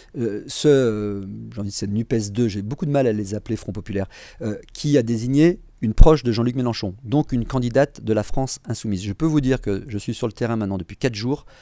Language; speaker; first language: French; native; French